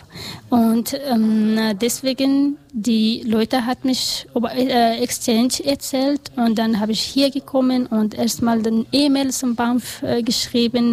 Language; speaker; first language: German; non-native, learner; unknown